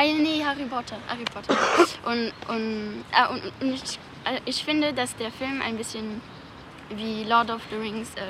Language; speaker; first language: German; non-native, learner; French